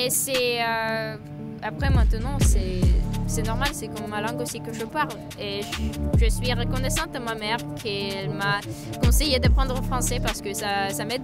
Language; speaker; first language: French; non-native, fluent; Ukrainian